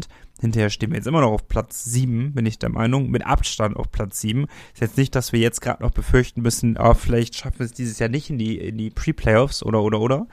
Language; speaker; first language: German; native; German